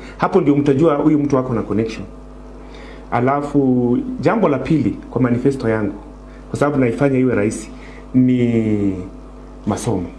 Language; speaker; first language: Swahili; non-native, local second language; Luyia